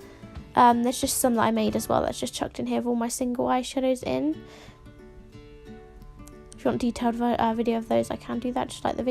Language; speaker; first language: English; native; English